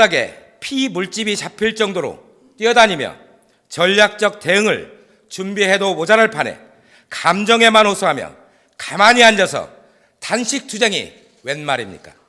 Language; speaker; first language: Korean; native; Korean